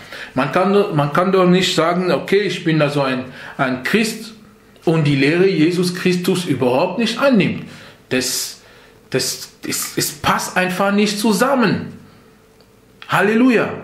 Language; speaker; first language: German; non-native, fluent; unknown